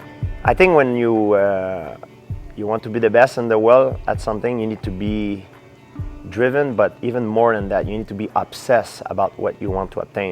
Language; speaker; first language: English; non-native, fluent; French